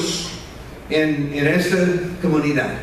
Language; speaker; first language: Spanish; non-native, fluent; English